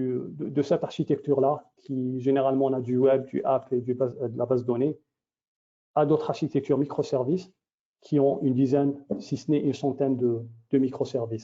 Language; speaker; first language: French; native; French